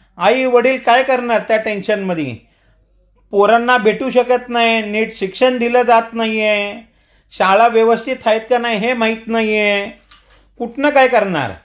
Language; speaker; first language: Marathi; non-native, local second language; Marwari